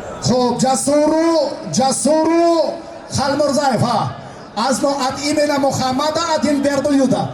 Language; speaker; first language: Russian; non-native, learner; Tajik